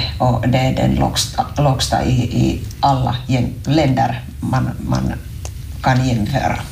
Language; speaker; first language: Swedish; non-native, local second language; Finnish